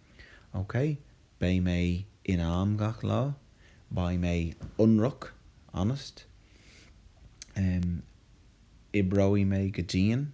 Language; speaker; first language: Irish; non-native, local second language; English